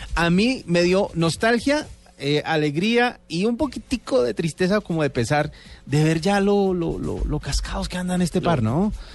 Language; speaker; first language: Spanish; native; Spanish